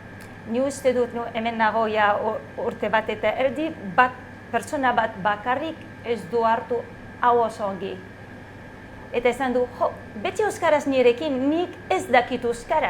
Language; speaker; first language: Basque; non-native, learner; Arabic